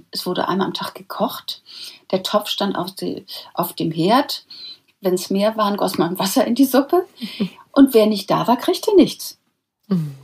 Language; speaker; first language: German; native; German